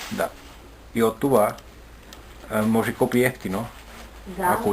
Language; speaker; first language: Bulgarian; non-native, learner; Finnish